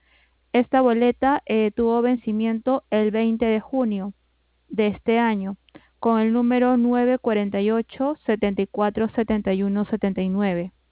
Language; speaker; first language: Spanish; native; Spanish